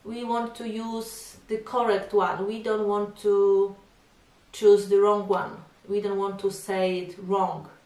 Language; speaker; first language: English; non-native, fluent; Polish